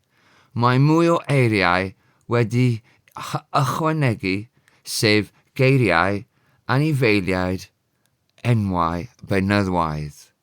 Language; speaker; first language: Welsh; non-native, fluent; English